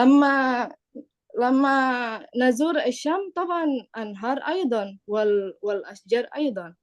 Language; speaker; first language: Arabic; non-native, learner; Indonesian